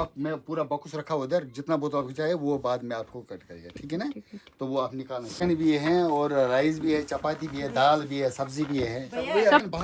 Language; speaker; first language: Hindi; non-native, local second language; Kashmiri